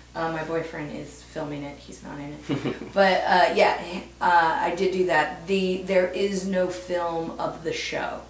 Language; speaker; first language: English; native; English